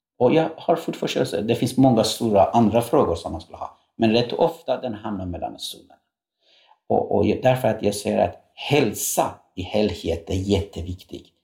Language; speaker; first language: Swedish; non-native, fluent; Persian